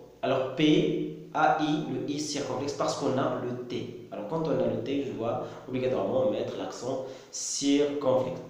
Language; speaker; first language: French; non-native, local second language; Arabic